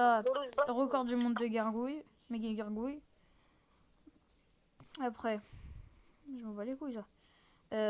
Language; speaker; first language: French; native; French